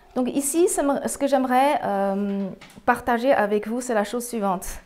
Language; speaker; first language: French; early bilingual, other home language; Chinese